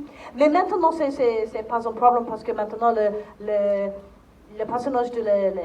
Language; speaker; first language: French; non-native, learner; English